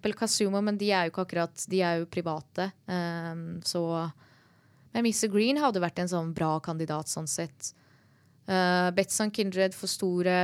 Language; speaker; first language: Norwegian; early bilingual, other home language; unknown